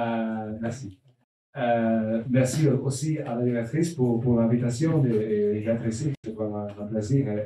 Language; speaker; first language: French; non-native, learner; Italian